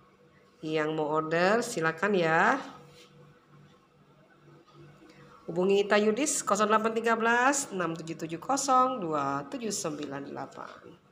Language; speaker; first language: Indonesian; non-native, local second language; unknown